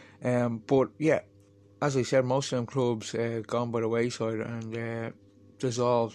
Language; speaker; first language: English; native; English